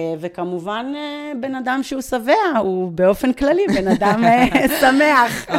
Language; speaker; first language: Hebrew; native; Hebrew